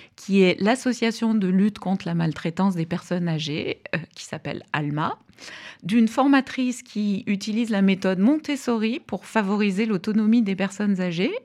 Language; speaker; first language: French; non-native, fluent; English